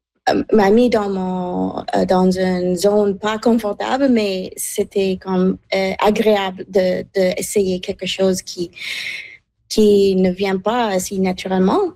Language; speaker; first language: French; non-native, local second language; English